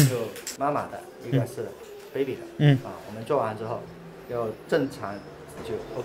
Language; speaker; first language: Chinese; native; Chinese